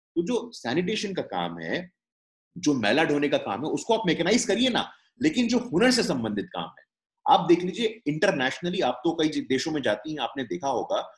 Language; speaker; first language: Hindi; native; Hindi